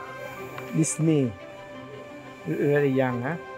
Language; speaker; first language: English; non-native, learner; Thai